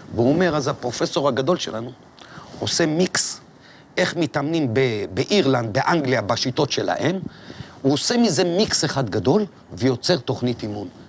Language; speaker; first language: Hebrew; native; Hebrew